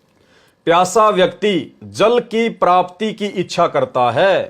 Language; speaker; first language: Hindi; native; Hindi